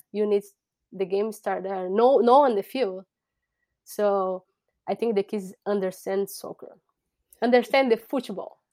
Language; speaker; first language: English; non-native, learner; Portuguese